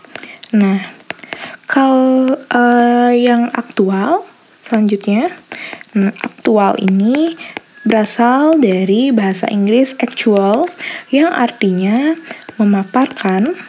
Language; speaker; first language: Indonesian; native; Indonesian